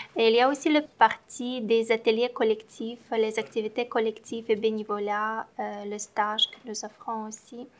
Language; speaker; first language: French; non-native, fluent; Romanian